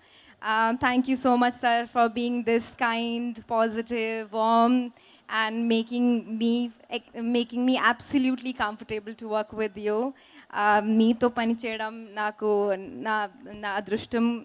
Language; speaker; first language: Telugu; non-native, fluent; Hindi